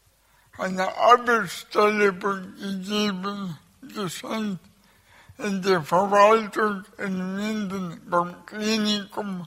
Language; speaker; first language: German; early bilingual, other home language; Russian